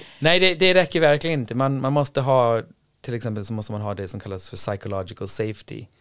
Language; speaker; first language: Swedish; non-native, fluent; English